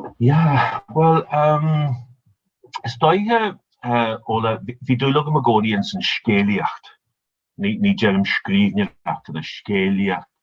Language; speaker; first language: Irish; native; Irish